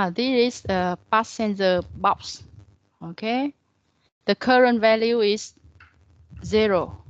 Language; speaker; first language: English; non-native, learner; Vietnamese